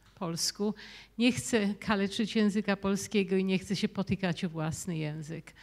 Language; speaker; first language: Polish; early bilingual, heritage; Polish